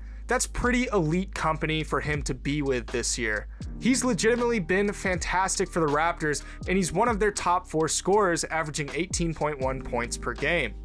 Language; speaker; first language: English; native; English